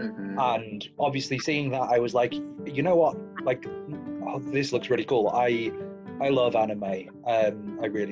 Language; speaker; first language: English; native; English